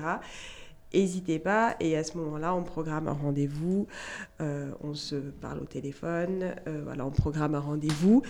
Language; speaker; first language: French; native; French